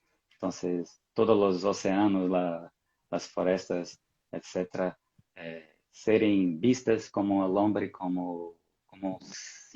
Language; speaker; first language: Spanish; non-native, fluent; Portuguese